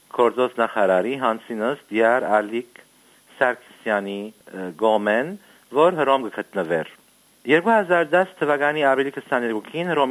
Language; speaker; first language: Armenian; early bilingual, heritage; Armenian